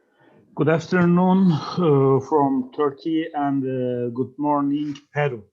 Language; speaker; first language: English; non-native, fluent; Turkish